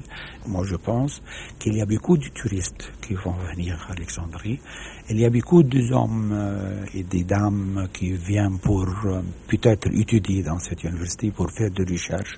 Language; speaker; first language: French; non-native, fluent; Arabic